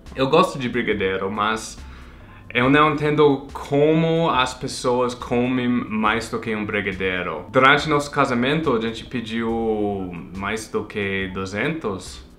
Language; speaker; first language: Portuguese; non-native, fluent; English